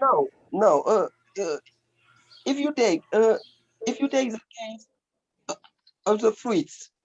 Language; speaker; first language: English; non-native, learner; French